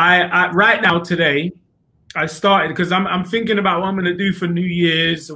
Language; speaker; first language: English; native; English